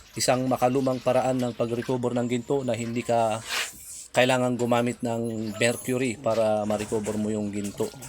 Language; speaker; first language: Filipino; non-native, local second language; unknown